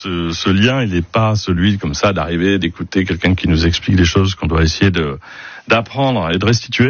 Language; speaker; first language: French; native; French